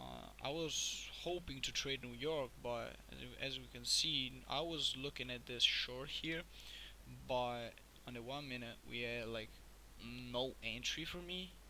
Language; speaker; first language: English; non-native, fluent; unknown